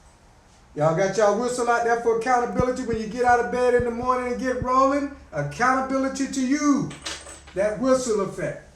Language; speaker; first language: English; native; English